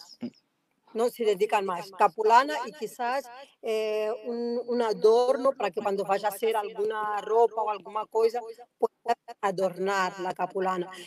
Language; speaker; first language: Spanish; non-native, fluent; Portuguese